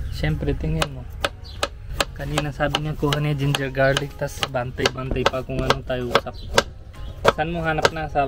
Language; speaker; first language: Filipino; non-native, learner; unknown